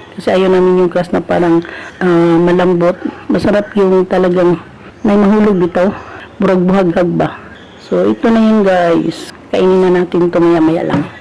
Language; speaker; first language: Filipino; non-native, local second language; Cebuano